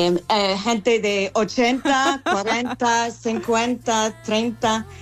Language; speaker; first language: Spanish; non-native, fluent; English